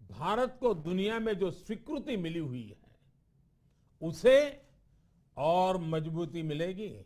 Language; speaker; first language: Hindi; non-native, local second language; Gujarati